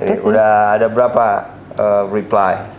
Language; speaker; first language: Indonesian; native; Indonesian